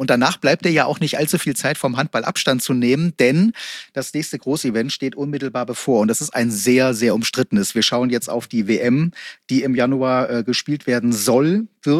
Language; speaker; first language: German; native; German